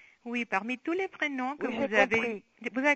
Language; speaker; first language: French; non-native, fluent; Spanish